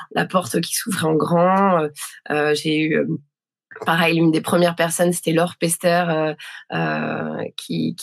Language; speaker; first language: French; native; French